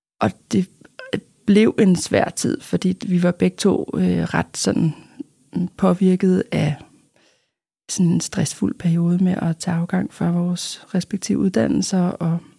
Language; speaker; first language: Danish; native; Danish